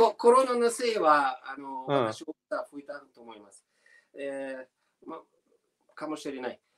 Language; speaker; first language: Japanese; non-native, learner; Russian